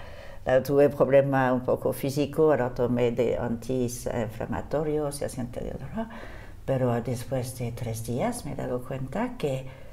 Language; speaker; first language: Spanish; non-native, fluent; French